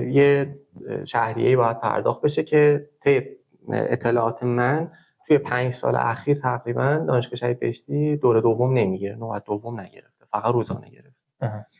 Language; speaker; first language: Persian; native; Persian